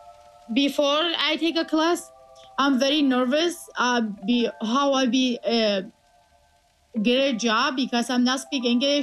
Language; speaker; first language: English; non-native, learner; Kurdish